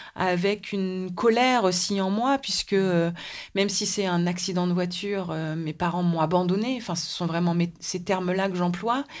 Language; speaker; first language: French; native; French